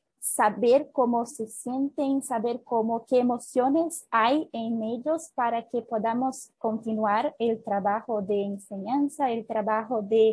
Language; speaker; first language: Spanish; non-native, fluent; Portuguese